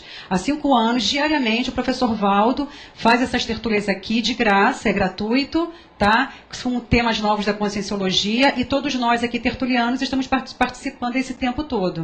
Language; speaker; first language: Portuguese; native; Portuguese